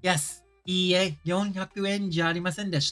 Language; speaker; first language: Japanese; non-native, learner; English